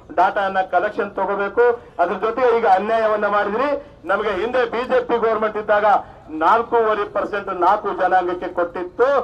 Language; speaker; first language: Kannada; non-native, local second language; Lambadi